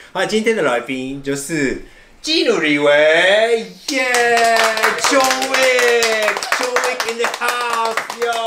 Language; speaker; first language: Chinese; non-native, fluent; Japanese